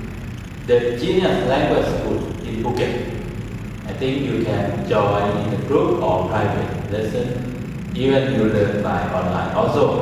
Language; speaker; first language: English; non-native, learner; Thai